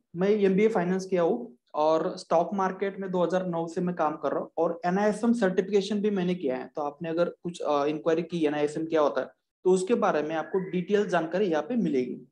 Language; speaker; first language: Hindi; non-native, local second language; Marathi